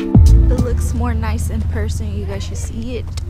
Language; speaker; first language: English; native; English